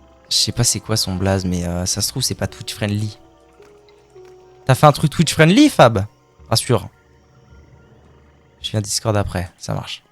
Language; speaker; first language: French; native; French